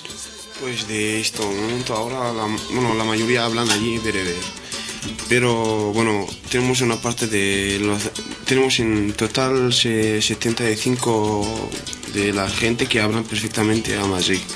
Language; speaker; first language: Spanish; non-native, fluent; Berber languages